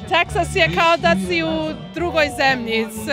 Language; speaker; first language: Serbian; early bilingual, heritage; Serbian